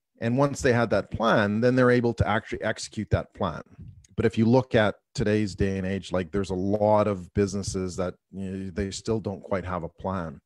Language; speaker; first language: English; native; English